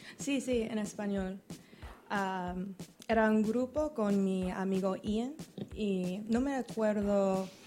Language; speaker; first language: Spanish; non-native, learner; English